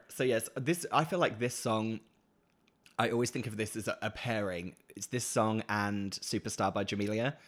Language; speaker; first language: English; native; English